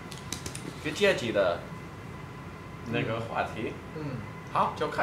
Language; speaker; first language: Chinese; non-native, fluent; English